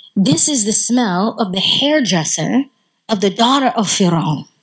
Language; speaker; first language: English; native; English